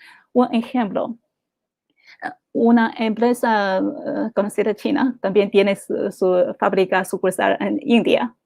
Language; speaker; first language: Spanish; non-native, fluent; Chinese